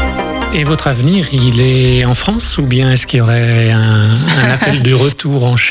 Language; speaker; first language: French; native; French